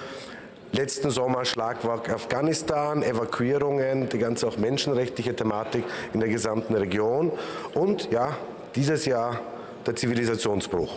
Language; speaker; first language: German; native; German